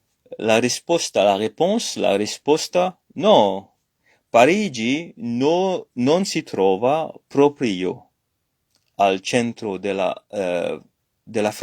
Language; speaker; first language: Italian; non-native, fluent; French